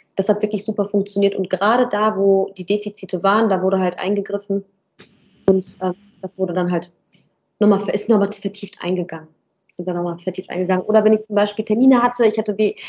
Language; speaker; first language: German; early bilingual, other home language; Arabic